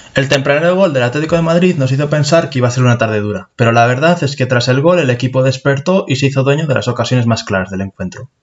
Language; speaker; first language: Spanish; native; Spanish